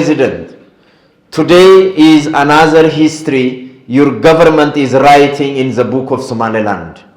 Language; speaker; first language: English; non-native, fluent; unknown